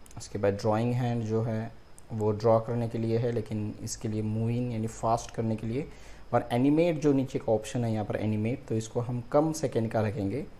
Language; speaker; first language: Hindi; non-native, local second language; Marathi